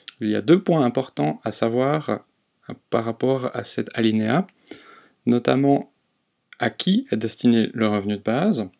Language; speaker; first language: French; native; French